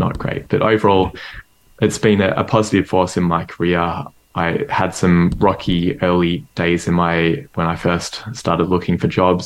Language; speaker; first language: English; native; English